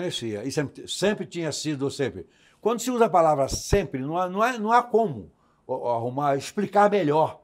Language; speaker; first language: Portuguese; native; Portuguese